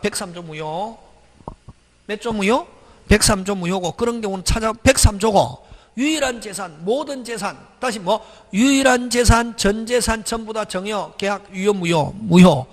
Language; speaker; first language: Korean; native; Korean